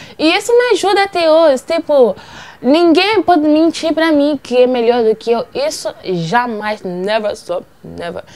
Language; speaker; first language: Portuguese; native; Portuguese